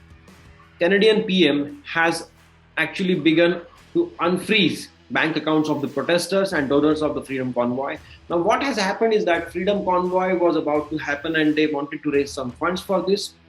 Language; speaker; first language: English; non-native, local second language; Marathi